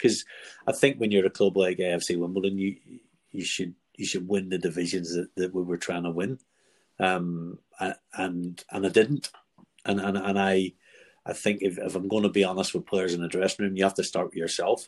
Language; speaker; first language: English; native; English